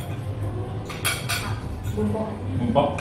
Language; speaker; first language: Korean; non-native, learner; Vietnamese